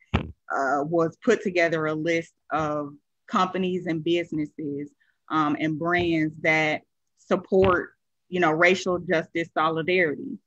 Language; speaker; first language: English; native; English